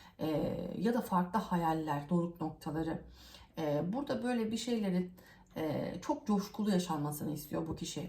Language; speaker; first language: Turkish; native; Turkish